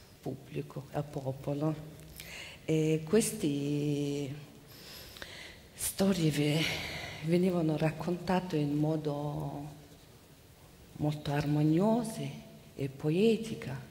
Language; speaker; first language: Italian; non-native, learner; Mongolian